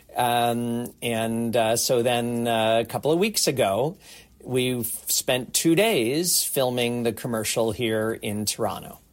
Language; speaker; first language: English; native; English